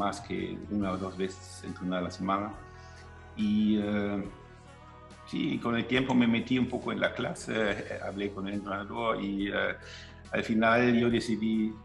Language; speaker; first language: Spanish; non-native, fluent; German